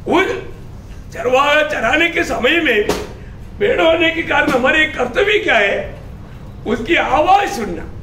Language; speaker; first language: Hindi; non-native, local second language; Malayalam